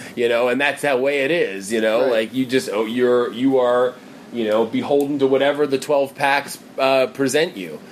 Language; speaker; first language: English; native; English